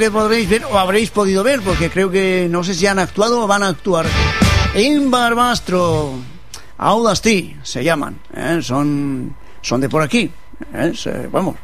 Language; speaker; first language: Spanish; non-native, local second language; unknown